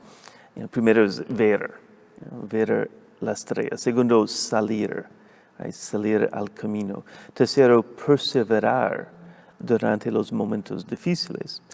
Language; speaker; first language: Spanish; non-native, fluent; English